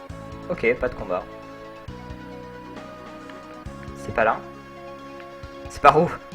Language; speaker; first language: French; native; French